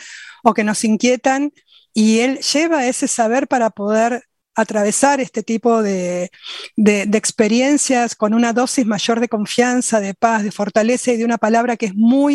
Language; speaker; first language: Spanish; native; Spanish